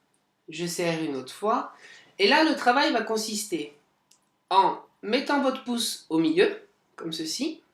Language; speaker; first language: French; native; French